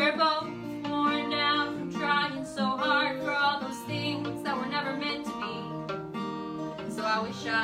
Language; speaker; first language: English; native; English